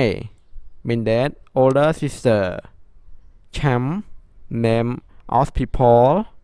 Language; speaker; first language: English; non-native, learner; Khmer